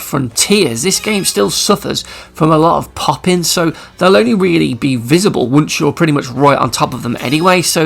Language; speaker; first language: English; native; English